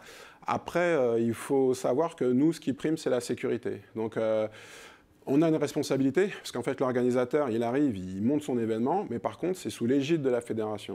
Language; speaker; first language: French; native; French